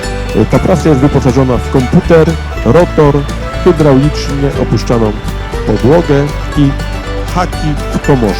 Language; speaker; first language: Polish; native; Polish